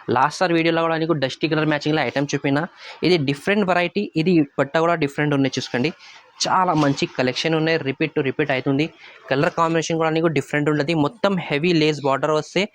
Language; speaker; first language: Telugu; non-native, local second language; Urdu